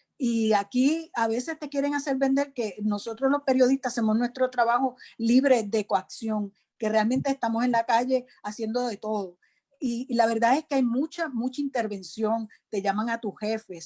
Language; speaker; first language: Spanish; native; Spanish